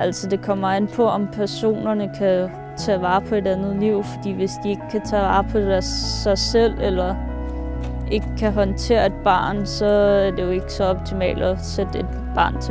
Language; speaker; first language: Danish; native; Danish